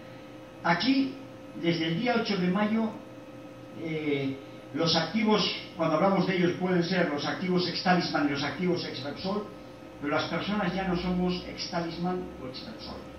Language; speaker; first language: Spanish; native; Spanish